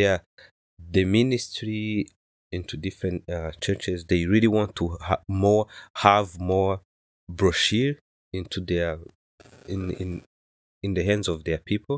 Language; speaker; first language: English; non-native, local second language; Kinyarwanda